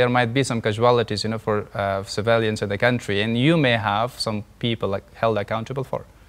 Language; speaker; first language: English; non-native, fluent; Persian